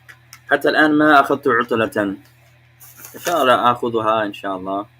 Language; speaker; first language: Arabic; non-native, fluent; English